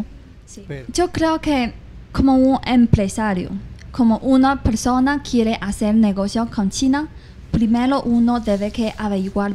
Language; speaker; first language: Spanish; non-native, fluent; Chinese